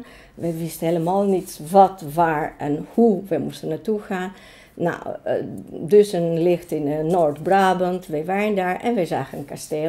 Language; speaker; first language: Dutch; non-native, fluent; Greek